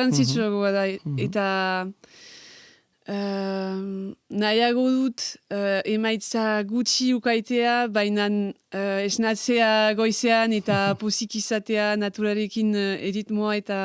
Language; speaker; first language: Basque; non-native, local second language; French